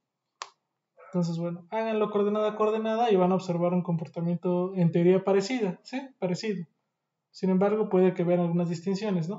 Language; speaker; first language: Spanish; native; Spanish